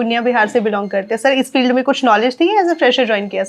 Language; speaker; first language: Hindi; native; Hindi